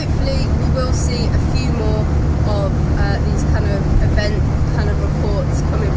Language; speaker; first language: English; native; English